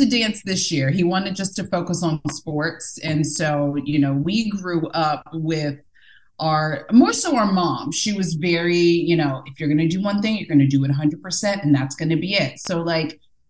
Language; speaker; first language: English; native; English